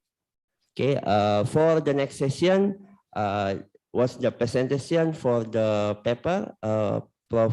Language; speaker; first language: English; non-native, learner; Indonesian